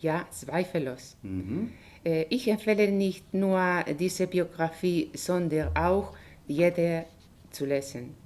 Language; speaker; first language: German; non-native, learner; Spanish